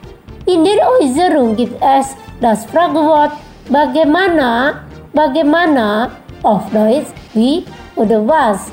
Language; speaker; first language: German; non-native, fluent; Indonesian